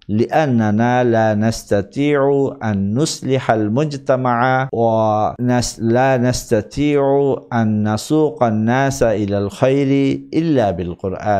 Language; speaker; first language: Arabic; non-native, fluent; Bangla